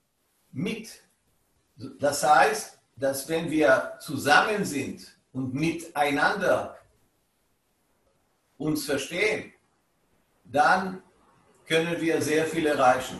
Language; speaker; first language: German; non-native, fluent; Hebrew